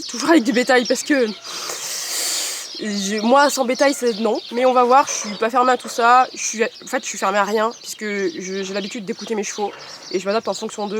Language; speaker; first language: French; native; French